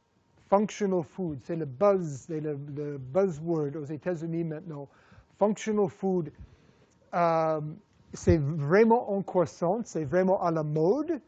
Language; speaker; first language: French; non-native, fluent; English